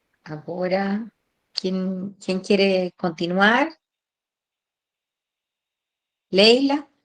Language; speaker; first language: Portuguese; non-native, fluent; Spanish